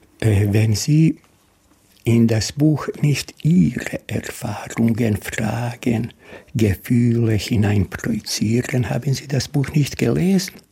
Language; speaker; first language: German; non-native, fluent; Bosnian